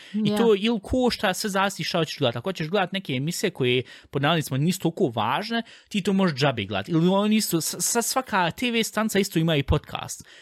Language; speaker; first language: Bosnian; early bilingual, heritage; Bosnian